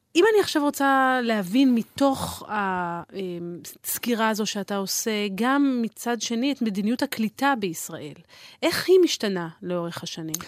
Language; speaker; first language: Hebrew; native; Hebrew